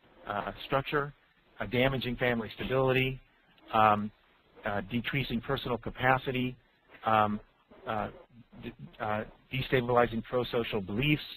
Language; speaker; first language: English; native; English